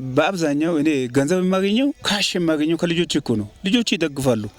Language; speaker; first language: Amharic; non-native, local second language; Wolaytta